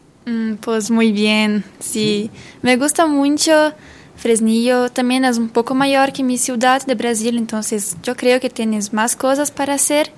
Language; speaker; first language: Spanish; non-native, learner; Portuguese